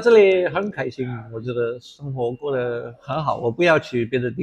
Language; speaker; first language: Chinese; non-native, fluent; English